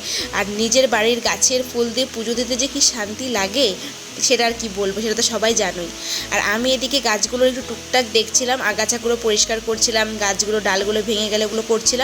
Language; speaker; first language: Bangla; native; Bangla